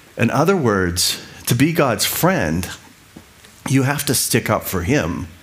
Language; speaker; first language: English; native; English